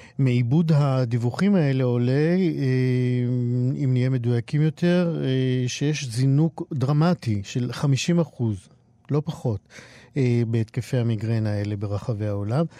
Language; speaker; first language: Hebrew; native; Hebrew